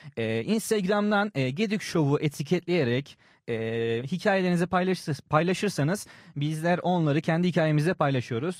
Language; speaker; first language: Turkish; native; Turkish